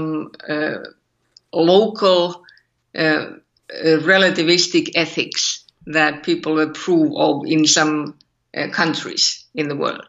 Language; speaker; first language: English; non-native, fluent; Finnish